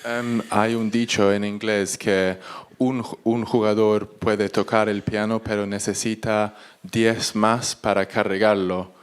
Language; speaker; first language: Spanish; non-native, learner; English